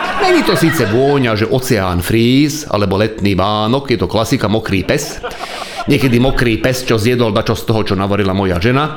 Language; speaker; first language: Slovak; non-native, local second language; Hungarian